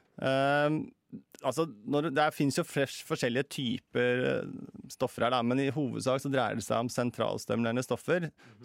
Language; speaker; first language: Norwegian; native; Norwegian